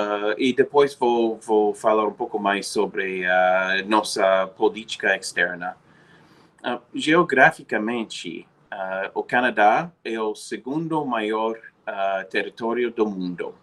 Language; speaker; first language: Portuguese; non-native, fluent; English